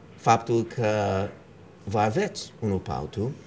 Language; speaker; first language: Romanian; early bilingual, heritage; Romanian